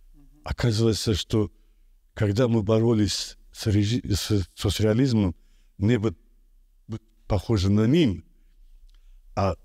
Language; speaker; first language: Russian; non-native, local second language; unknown